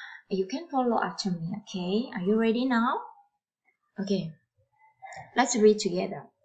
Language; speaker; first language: English; non-native, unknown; Indonesian